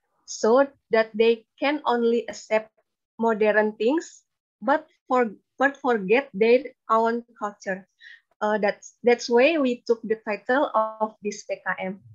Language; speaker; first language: English; non-native, learner; Indonesian